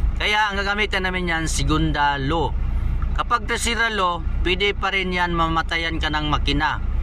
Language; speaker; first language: Filipino; native; Filipino